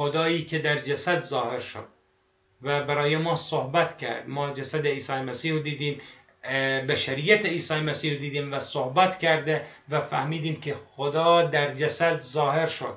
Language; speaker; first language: Persian; non-native, fluent; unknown